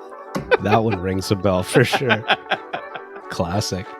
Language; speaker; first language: English; native; English